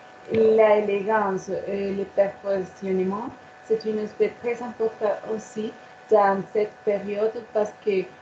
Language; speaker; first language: French; non-native, learner; Spanish